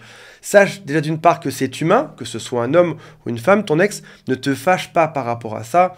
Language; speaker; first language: French; native; French